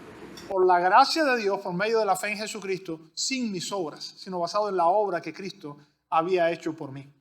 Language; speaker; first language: Spanish; native; Spanish